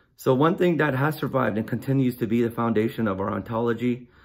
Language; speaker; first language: English; native; English